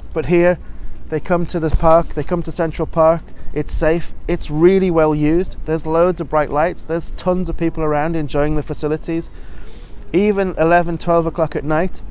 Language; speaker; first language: English; native; English